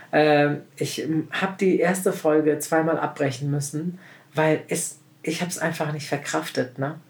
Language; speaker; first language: German; early bilingual, other home language; Turkish